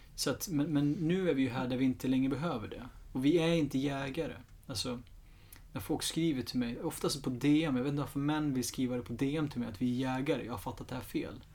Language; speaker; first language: Swedish; early bilingual, other home language; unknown